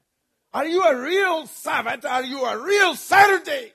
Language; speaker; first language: English; non-native, fluent; Spanish